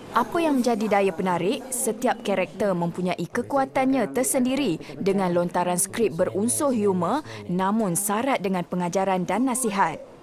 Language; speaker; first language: Malay; native; Malay